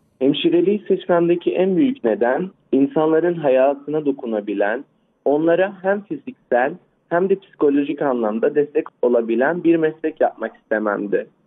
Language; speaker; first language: Turkish; early bilingual, other home language; Arabic